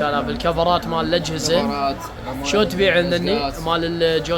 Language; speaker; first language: Arabic; native; Arabic